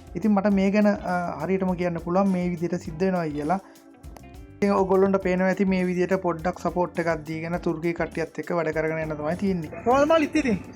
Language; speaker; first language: Sinhala; native; Sinhala